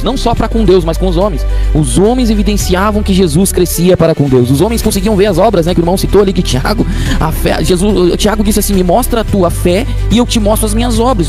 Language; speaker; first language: Portuguese; native; Portuguese